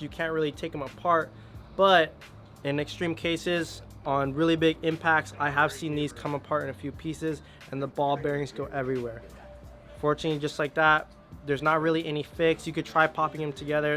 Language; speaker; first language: English; native; English